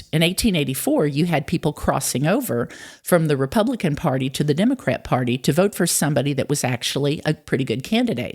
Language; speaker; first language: English; native; English